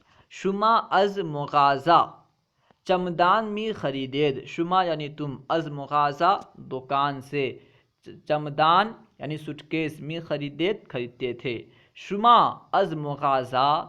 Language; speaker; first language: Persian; non-native, fluent; Urdu